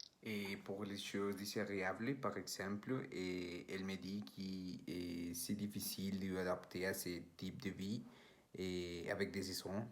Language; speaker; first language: French; non-native, learner; Spanish